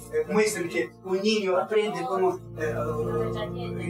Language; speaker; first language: Spanish; non-native, fluent; Russian